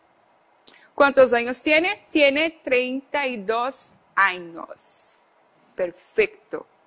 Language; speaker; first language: Spanish; non-native, fluent; Portuguese